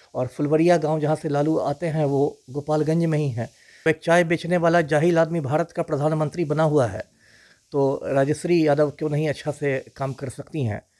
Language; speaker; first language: Hindi; native; Hindi